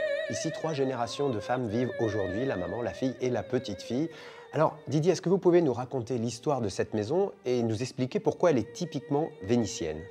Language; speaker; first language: French; native; French